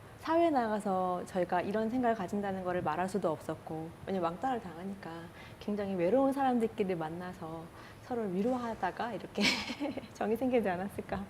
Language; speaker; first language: Korean; native; Korean